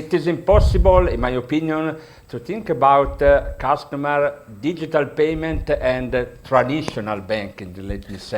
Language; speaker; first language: English; non-native, learner; Italian